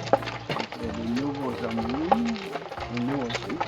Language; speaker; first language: French; non-native, learner; English